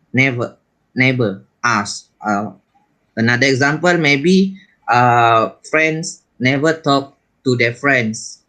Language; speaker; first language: English; non-native, learner; Malay